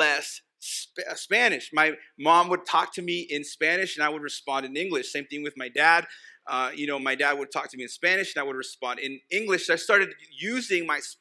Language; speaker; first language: English; early bilingual, other home language; Spanish